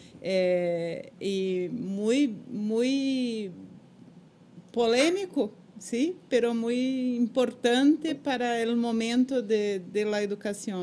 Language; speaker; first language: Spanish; non-native, learner; Portuguese